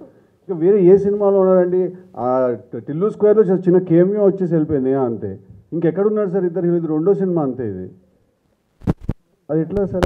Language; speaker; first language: Telugu; native; Telugu